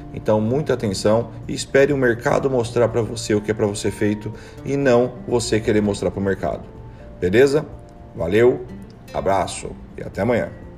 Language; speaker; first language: Portuguese; native; Portuguese